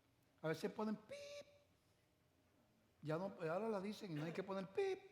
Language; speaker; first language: Spanish; native; Spanish